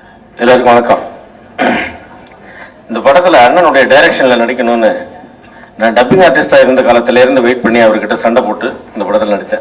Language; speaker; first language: Tamil; native; Tamil